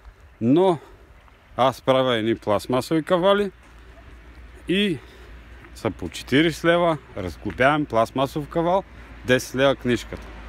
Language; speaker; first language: Bulgarian; native; Bulgarian